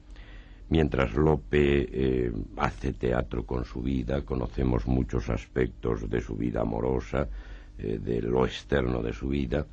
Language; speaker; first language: Spanish; native; Spanish